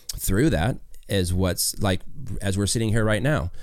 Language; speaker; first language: English; native; English